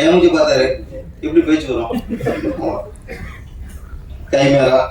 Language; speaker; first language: Tamil; native; Tamil